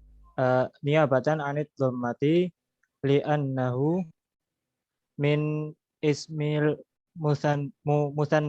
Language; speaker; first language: Arabic; non-native, learner; Indonesian